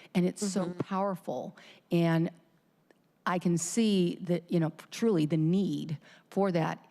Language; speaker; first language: English; native; English